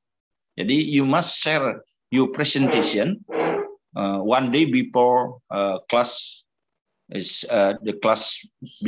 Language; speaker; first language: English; non-native, learner; Indonesian